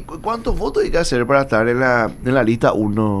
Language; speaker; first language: Spanish; native; Spanish